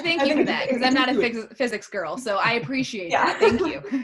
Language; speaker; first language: English; native; English